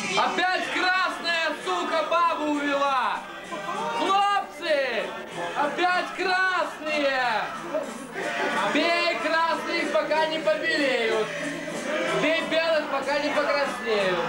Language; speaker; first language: Russian; native; Russian